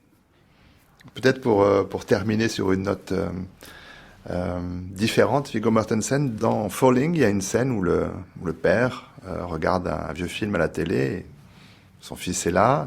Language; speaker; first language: French; native; French